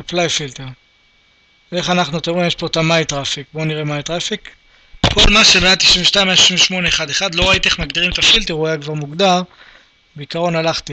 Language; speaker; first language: Hebrew; native; Hebrew